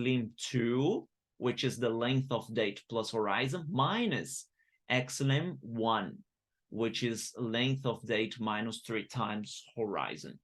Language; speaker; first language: English; non-native, fluent; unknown